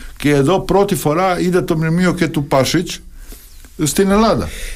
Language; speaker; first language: Greek; non-native, fluent; Serbian